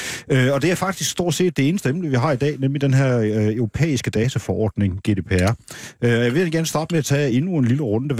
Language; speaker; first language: Danish; native; Danish